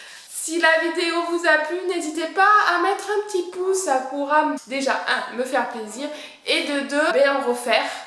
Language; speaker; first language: French; native; French